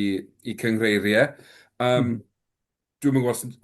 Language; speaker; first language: Welsh; native; Welsh